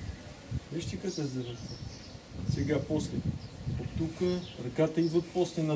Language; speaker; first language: Bulgarian; non-native, learner; Russian